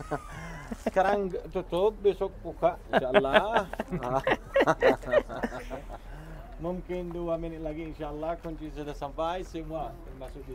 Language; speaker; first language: Indonesian; non-native, learner; Arabic